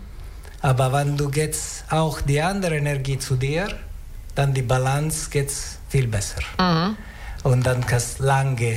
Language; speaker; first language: German; non-native, learner; Italian